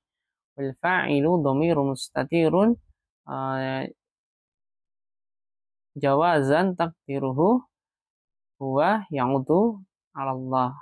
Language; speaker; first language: Arabic; non-native, fluent; Indonesian